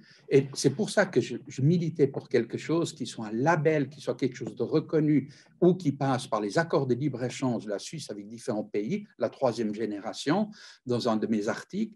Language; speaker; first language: French; native; French